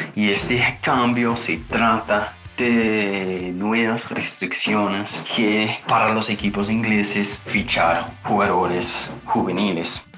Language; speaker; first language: Spanish; non-native, fluent; English